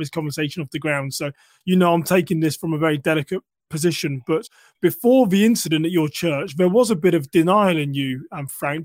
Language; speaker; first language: English; native; English